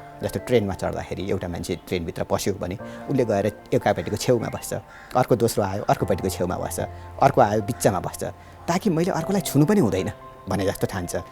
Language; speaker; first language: Nepali; native; Nepali